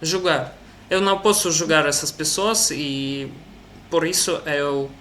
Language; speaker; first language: Portuguese; non-native, learner; Russian